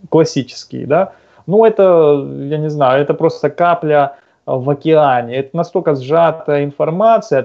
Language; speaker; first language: Russian; native; Russian